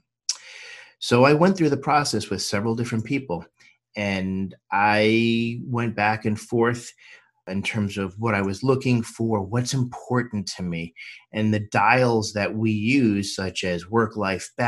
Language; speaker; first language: English; native; English